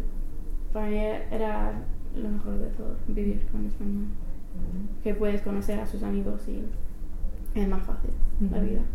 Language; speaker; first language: Spanish; non-native, fluent; English